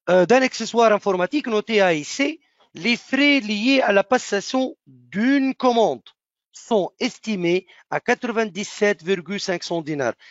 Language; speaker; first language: French; non-native, local second language; Arabic